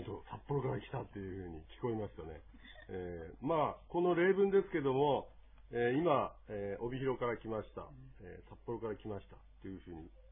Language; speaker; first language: Japanese; native; Japanese